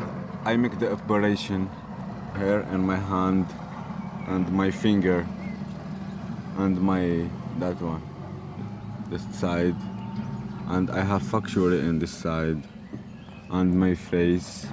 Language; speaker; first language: English; non-native, learner; Arabic